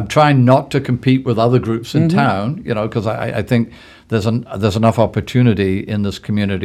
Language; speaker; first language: English; native; English